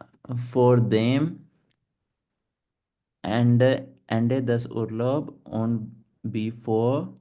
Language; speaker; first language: German; non-native, learner; Punjabi